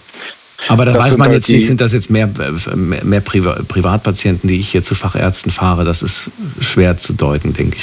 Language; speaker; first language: German; native; German